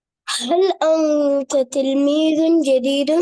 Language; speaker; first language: Arabic; non-native, learner; Bangla